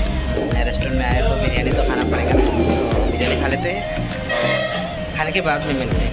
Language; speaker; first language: Hindi; non-native, local second language; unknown